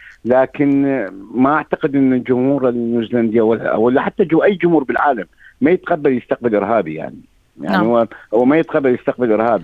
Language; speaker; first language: Arabic; native; Arabic